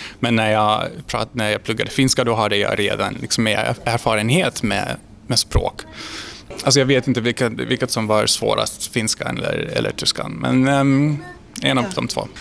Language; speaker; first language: Swedish; non-native, fluent; Hungarian